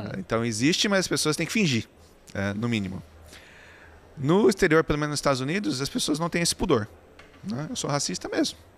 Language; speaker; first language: Portuguese; native; Portuguese